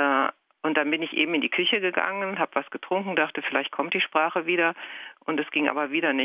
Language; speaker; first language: German; native; German